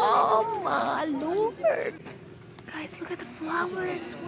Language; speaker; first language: English; non-native, fluent; Indonesian